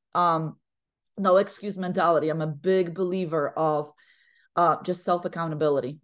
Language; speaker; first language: English; non-native, fluent; Polish